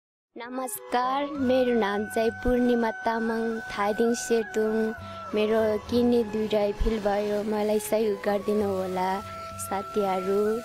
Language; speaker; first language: Nepali; non-native, local second language; Eastern Tamang